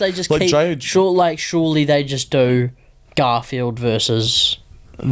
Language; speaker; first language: English; native; English